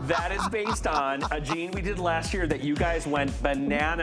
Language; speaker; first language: English; native; English